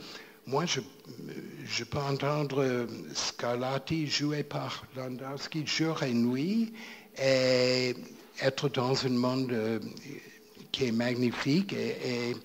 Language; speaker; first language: French; non-native, fluent; English